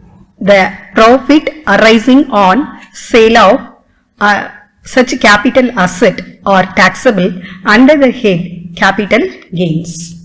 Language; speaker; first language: English; non-native, local second language; Tamil